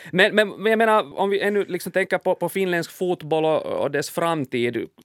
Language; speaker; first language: Swedish; native; Swedish